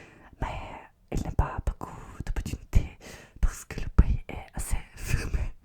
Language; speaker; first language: French; non-native, learner; Russian